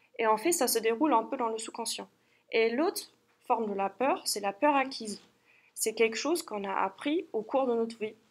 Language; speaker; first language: French; non-native, fluent; German